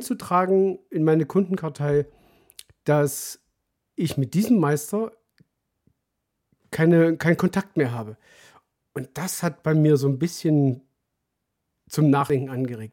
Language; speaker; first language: German; native; German